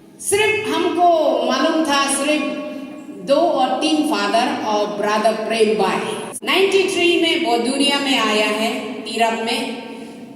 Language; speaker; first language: Hindi; non-native, local second language; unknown